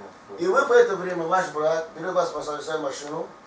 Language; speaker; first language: Russian; native; Russian